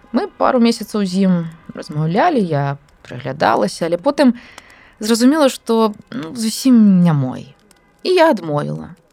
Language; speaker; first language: Belarusian; native; Belarusian